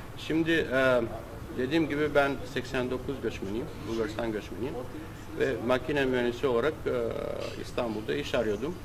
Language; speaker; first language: Turkish; native; Turkish